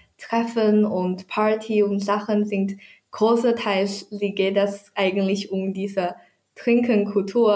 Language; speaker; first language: German; non-native, learner; Chinese